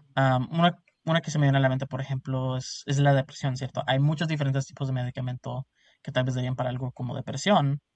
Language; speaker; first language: Spanish; early bilingual, heritage; Spanish